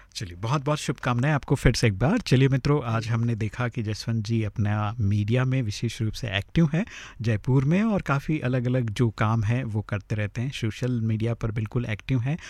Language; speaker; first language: Hindi; native; Hindi